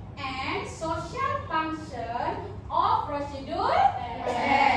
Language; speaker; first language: English; non-native, learner; Indonesian